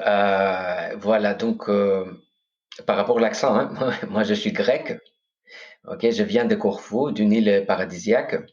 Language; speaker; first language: French; non-native, fluent; Greek